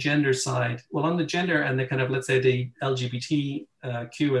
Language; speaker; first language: English; native; English